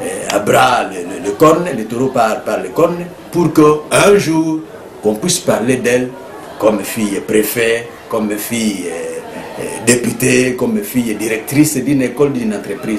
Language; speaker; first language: French; native; French